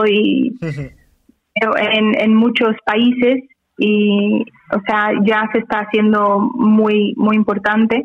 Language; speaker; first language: Spanish; non-native, fluent; Portuguese